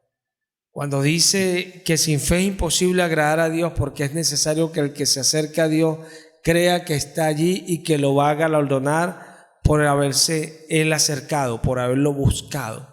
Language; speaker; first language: Spanish; native; Spanish